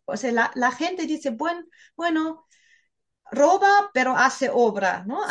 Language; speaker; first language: Spanish; non-native, fluent; German